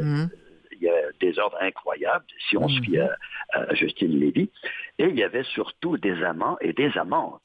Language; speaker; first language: French; native; French